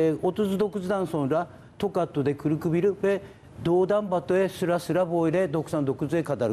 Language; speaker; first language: Turkish; non-native, learner; Japanese